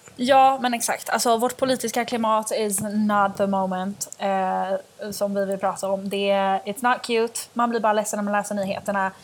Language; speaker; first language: Swedish; early bilingual, other home language; Albanian